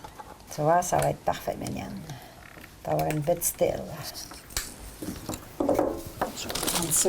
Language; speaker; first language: French; native; French